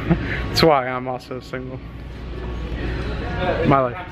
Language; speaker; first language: English; native; English